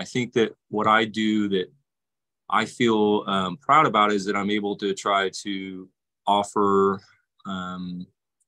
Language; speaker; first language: English; native; English